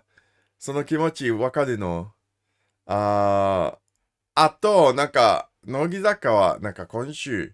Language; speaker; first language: Japanese; non-native, learner; English